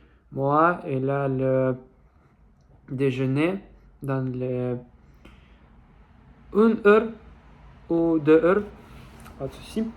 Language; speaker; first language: French; non-native, learner; Russian